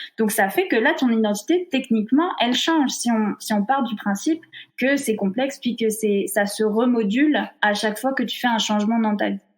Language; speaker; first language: French; native; French